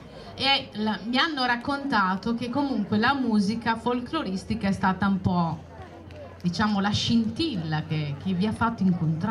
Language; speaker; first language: Italian; native; Italian